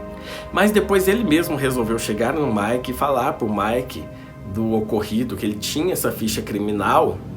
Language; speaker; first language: Portuguese; native; Portuguese